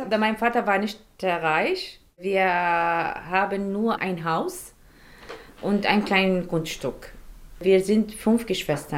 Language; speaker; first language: German; non-native, learner; Arabic